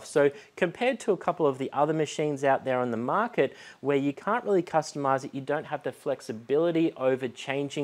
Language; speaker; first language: English; native; English